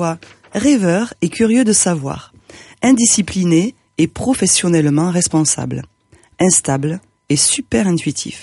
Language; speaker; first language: French; native; French